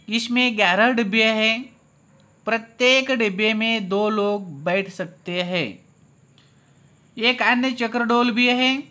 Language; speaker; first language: Hindi; non-native, local second language; Marathi